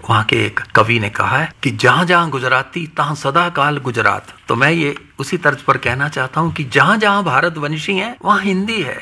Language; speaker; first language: Hindi; non-native, local second language; Punjabi